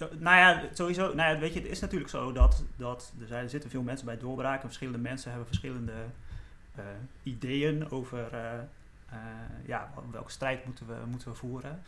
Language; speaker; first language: Dutch; native; Dutch